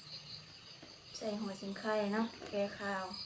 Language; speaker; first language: Thai; non-native, local second language; Lao